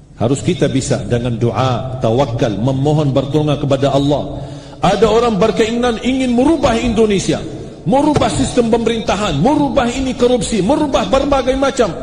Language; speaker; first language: Malay; non-native, fluent; Arabic